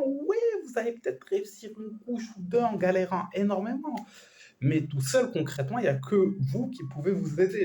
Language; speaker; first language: French; native; French